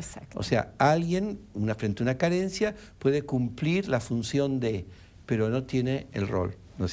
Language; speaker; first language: Spanish; native; Spanish